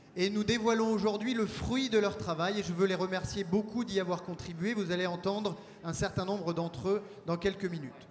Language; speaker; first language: French; native; French